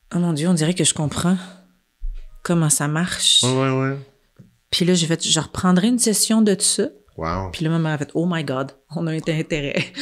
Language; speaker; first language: French; native; French